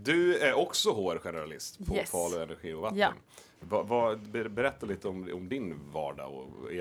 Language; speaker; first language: Swedish; native; Swedish